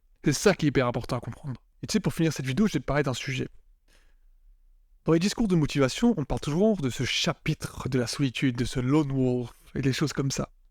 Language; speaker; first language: French; native; French